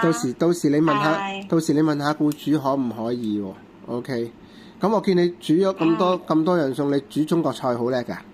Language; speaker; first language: Cantonese; native; Cantonese